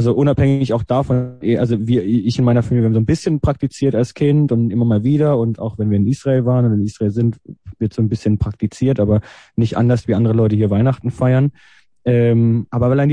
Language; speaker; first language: German; early bilingual, other home language; Hebrew